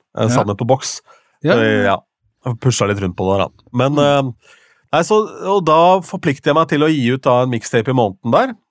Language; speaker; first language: Norwegian; native; Norwegian